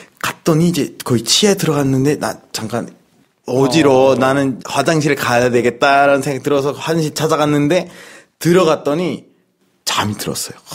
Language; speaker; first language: Korean; non-native, fluent; Spanish